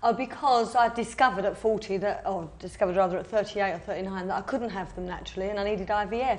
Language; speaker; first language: English; native; English